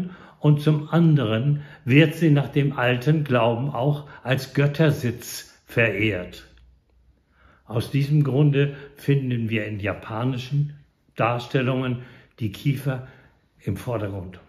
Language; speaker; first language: German; native; German